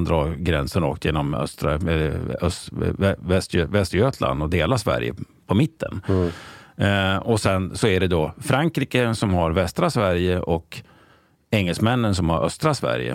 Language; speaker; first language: Swedish; native; Swedish